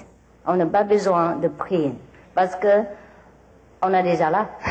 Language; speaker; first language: French; non-native, learner; Vietnamese